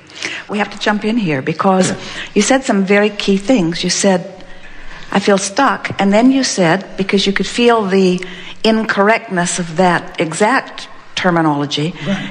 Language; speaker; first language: English; native; English